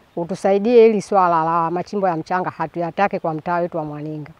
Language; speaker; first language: Swahili; native; Swahili